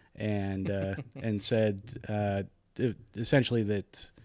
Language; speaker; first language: English; native; English